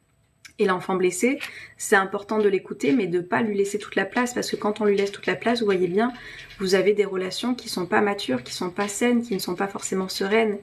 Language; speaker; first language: French; native; French